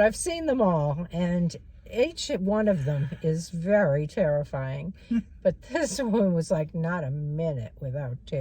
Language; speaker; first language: English; native; English